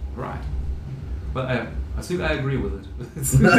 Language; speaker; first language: English; non-native, fluent; German